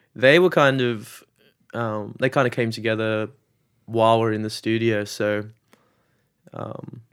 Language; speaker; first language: English; native; English